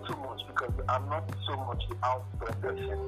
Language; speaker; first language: English; non-native, local second language; Yoruba